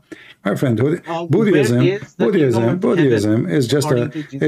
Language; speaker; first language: English; non-native, fluent; Arabic